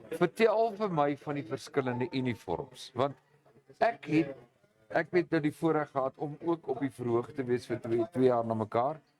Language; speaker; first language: Afrikaans; native; Afrikaans